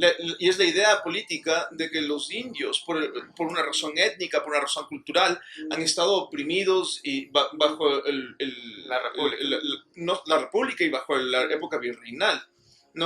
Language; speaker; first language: Spanish; native; Spanish